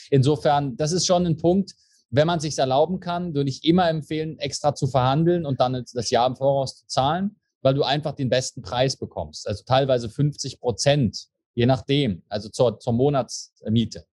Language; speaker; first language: German; native; German